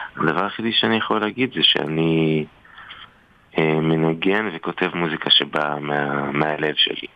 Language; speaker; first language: Hebrew; native; Hebrew